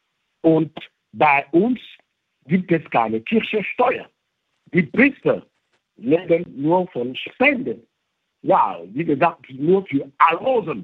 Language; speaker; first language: German; non-native, local second language; French